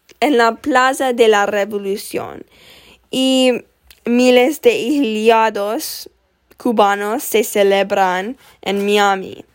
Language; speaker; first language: Spanish; non-native, learner; English